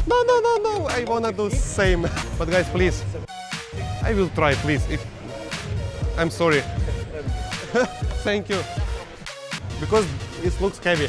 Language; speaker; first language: English; non-native, learner; Russian